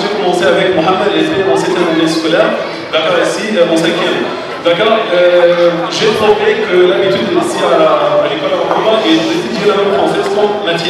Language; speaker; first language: French; non-native, fluent; Arabic